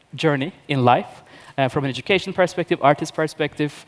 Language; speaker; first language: English; non-native, fluent; Turkish